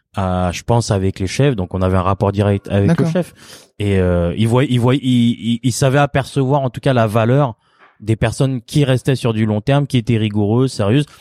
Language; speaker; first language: French; native; French